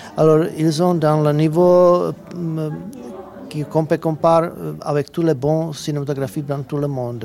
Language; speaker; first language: French; non-native, learner; Czech